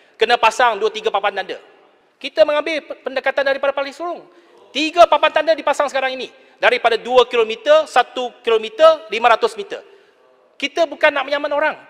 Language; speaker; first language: Malay; native; Malay